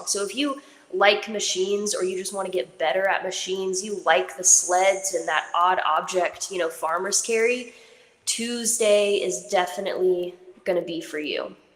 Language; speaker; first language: English; native; English